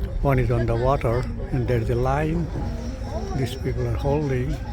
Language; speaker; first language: English; non-native, local second language; Bangla